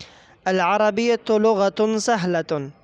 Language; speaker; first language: Arabic; non-native, fluent; Persian